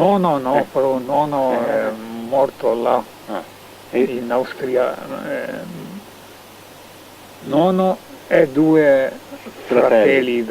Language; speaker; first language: Italian; non-native, learner; Slovenian